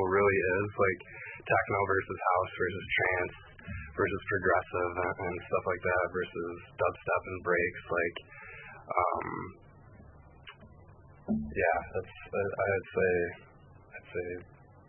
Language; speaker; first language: English; native; English